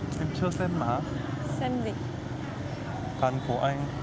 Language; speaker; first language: Vietnamese; non-native, learner; Korean